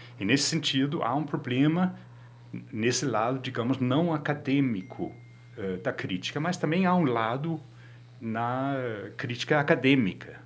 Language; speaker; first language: Portuguese; non-native, fluent; Danish